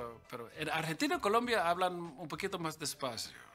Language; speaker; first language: Spanish; early bilingual, other home language; English